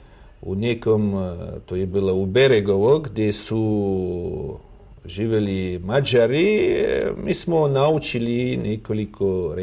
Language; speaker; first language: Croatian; non-native, fluent; Russian